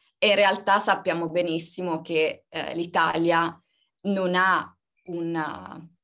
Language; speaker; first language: Italian; native; Italian